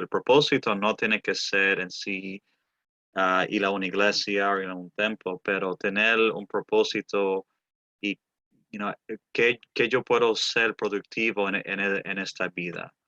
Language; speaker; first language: Spanish; early bilingual, heritage; Spanish